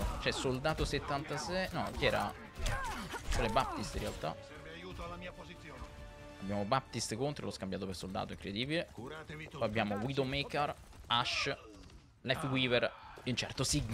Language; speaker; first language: Italian; native; Italian